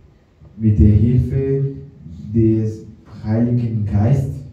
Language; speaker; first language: German; non-native, learner; French